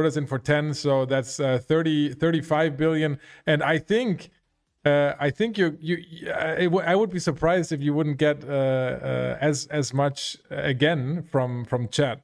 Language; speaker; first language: English; non-native, fluent; German